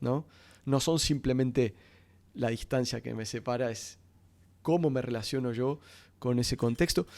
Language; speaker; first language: Spanish; native; Spanish